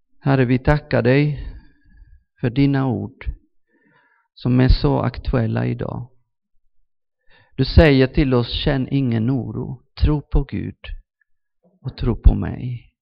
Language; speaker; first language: Swedish; non-native, fluent; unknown